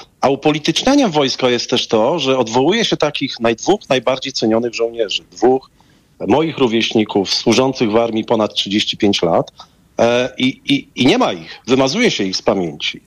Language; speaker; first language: Polish; native; Polish